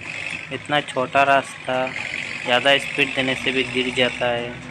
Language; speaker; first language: Hindi; non-native, local second language; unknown